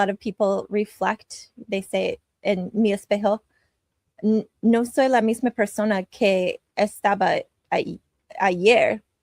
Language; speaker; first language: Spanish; non-native, learner; English